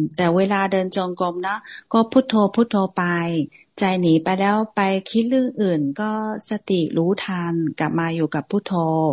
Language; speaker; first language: Thai; non-native, fluent; Chinese